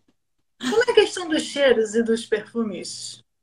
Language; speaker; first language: Portuguese; native; Portuguese